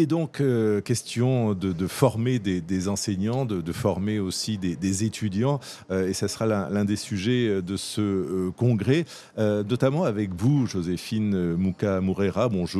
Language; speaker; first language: French; native; French